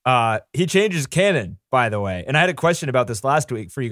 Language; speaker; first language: English; native; English